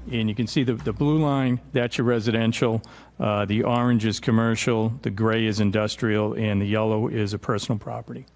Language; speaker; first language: English; native; English